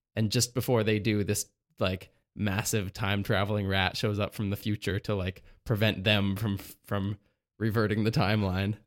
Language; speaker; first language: English; native; English